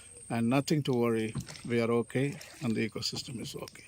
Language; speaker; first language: English; non-native, local second language; Tamil